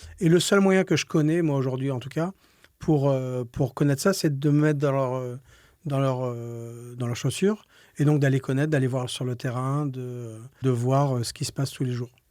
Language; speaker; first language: French; native; French